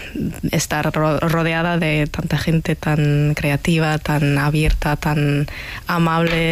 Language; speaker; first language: Spanish; non-native, fluent; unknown